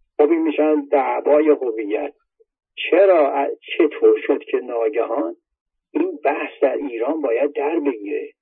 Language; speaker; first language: Persian; native; Persian